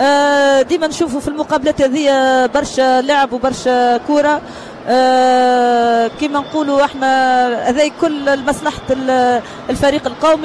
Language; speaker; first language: Arabic; native; Arabic